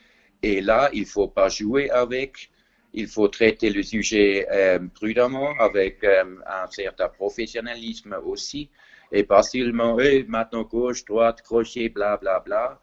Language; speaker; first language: French; non-native, fluent; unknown